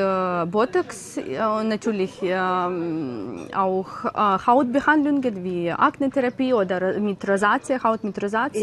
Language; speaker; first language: German; non-native, learner; Ukrainian